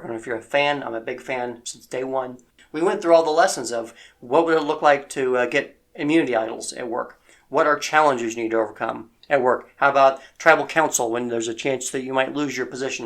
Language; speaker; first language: English; native; English